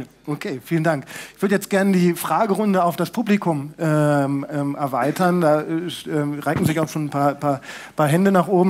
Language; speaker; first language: German; native; German